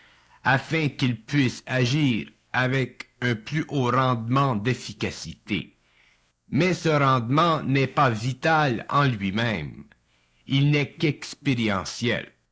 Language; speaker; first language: French; native; French